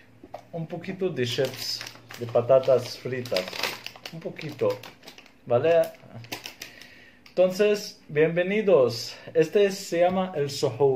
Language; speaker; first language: Spanish; non-native, fluent; Arabic